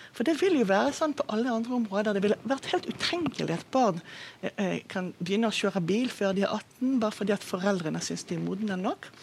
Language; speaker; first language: Norwegian; non-native, fluent; Hebrew